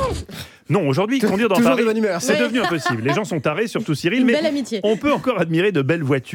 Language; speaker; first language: French; native; French